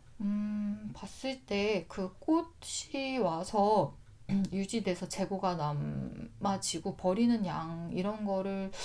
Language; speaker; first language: Korean; native; Korean